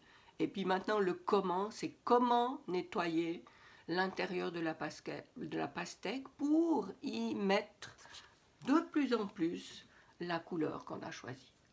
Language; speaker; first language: French; native; French